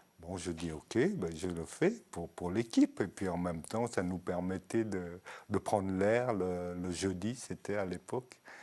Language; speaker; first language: French; early bilingual, other home language; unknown